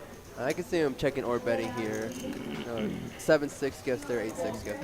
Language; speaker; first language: English; native; English